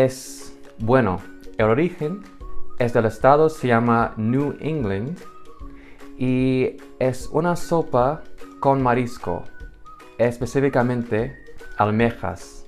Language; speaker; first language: Spanish; non-native, fluent; English